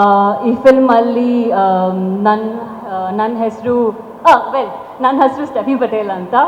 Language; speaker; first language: Kannada; non-native, learner; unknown